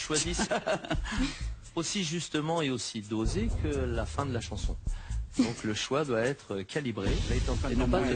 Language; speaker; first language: French; native; French